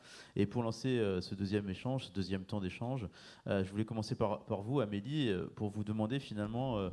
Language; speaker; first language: French; native; French